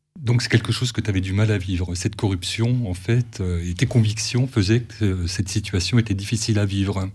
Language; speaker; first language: French; native; French